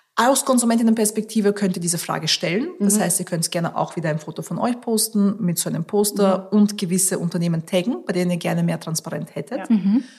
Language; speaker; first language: German; early bilingual, other home language; Russian